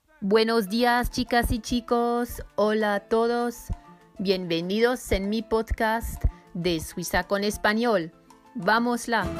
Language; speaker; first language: Spanish; non-native, fluent; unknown